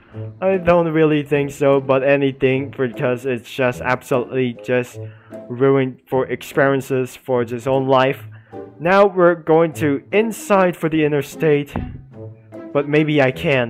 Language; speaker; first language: English; non-native, learner; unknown